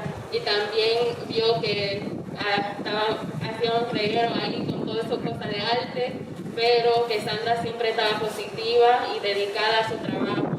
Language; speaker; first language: Spanish; early bilingual, heritage; English